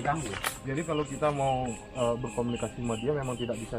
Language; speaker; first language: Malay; non-native, local second language; Balinese